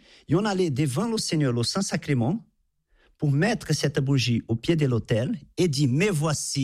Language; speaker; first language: French; non-native, fluent; Portuguese